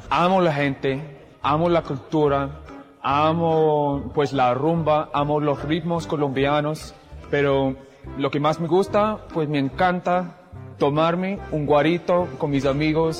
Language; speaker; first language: Spanish; non-native, fluent; English